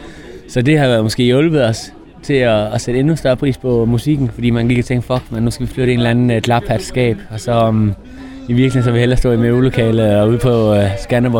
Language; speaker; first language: Danish; native; Danish